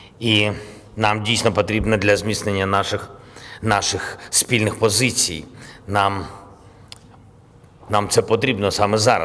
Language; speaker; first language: Ukrainian; non-native, local second language; Russian